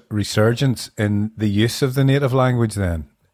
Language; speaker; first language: English; native; English